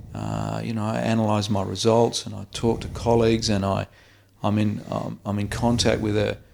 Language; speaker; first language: English; native; English